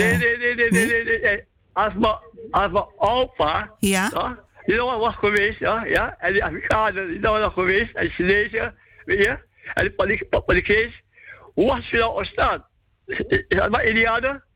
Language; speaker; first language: Dutch; non-native, local second language; Javanese